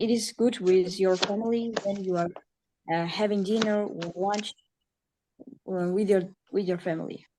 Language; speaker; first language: English; non-native, learner; Uzbek